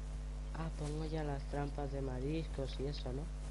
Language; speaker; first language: Spanish; native; Spanish